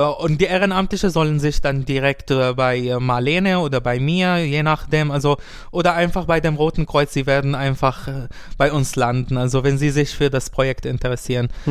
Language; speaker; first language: German; non-native, fluent; Arabic